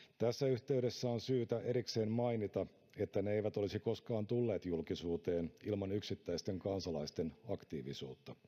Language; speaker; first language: Finnish; native; Finnish